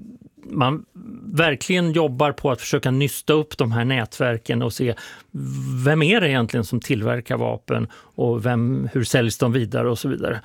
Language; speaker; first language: Swedish; native; Swedish